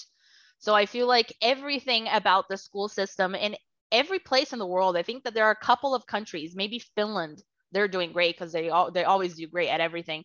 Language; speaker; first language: English; non-native, fluent; Portuguese